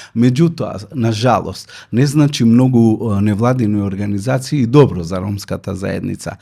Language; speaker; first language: Macedonian; non-native, local second language; Romany